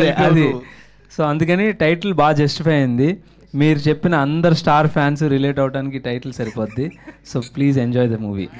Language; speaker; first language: Telugu; native; Telugu